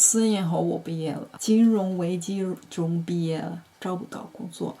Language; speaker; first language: Chinese; non-native, learner; Dutch